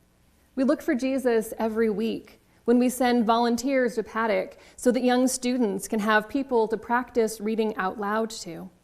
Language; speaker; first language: English; native; English